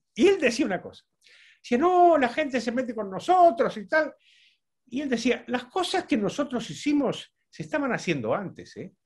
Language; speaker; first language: Spanish; native; Spanish